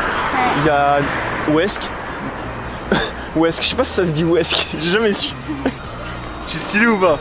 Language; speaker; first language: French; native; French